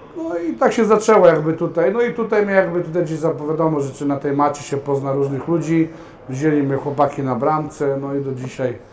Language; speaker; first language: Polish; early bilingual, heritage; Serbian